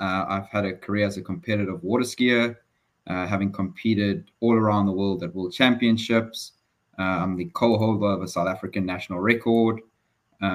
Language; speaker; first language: English; native; English